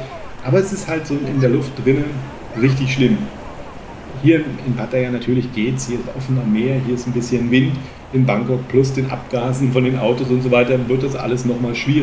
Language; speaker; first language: German; native; German